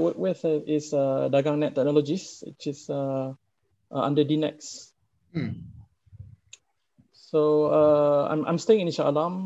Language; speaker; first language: English; non-native, local second language; Malay